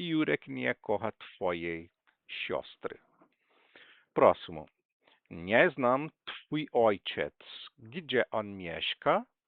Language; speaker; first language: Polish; non-native, fluent; Portuguese